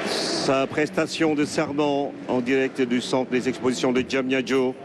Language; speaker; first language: French; non-native, local second language; Wolof